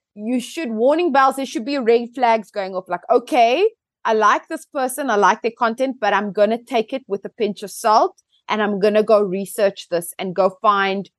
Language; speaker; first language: English; native; English